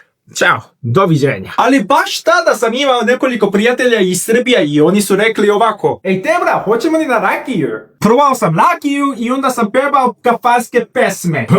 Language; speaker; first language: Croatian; non-native, fluent; Korean